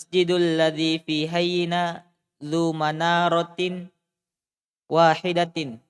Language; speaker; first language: Arabic; non-native, learner; Indonesian